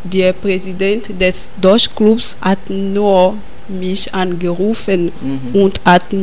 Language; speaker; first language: German; non-native, learner; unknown